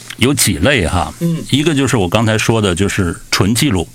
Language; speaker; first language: Chinese; native; Chinese